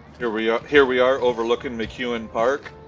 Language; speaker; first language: English; native; English